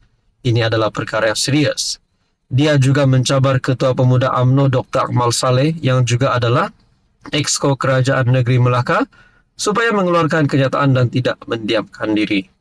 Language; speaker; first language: Malay; native; Malay